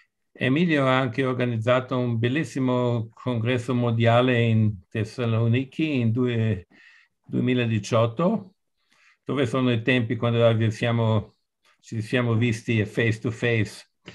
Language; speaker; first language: Italian; non-native, fluent; German